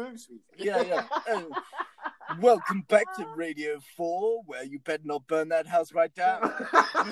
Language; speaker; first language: English; native; English